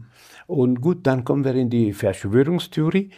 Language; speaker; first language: German; non-native, fluent; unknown